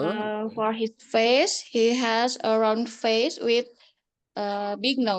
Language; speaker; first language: English; non-native, learner; Indonesian